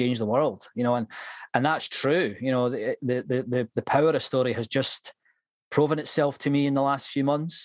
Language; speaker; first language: English; native; English